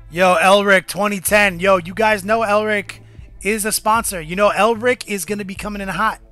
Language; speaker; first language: English; native; English